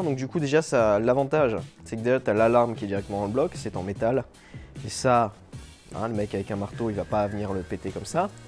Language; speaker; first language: French; native; French